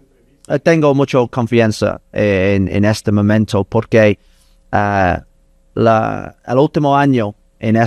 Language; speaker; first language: Spanish; non-native, learner; English